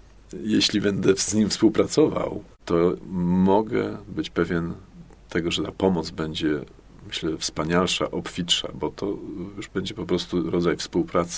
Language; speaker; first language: Polish; native; Polish